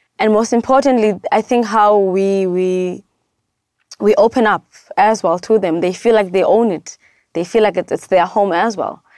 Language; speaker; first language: English; non-native, local second language; Xhosa